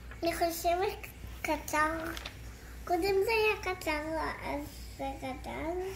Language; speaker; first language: Hebrew; early bilingual, heritage; Hebrew